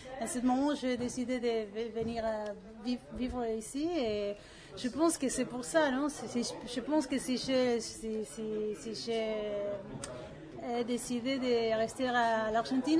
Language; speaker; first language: French; non-native, learner; Spanish